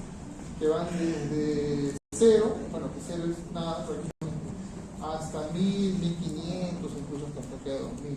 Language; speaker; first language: Spanish; native; Spanish